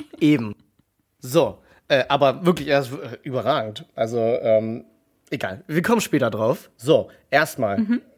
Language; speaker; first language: German; native; German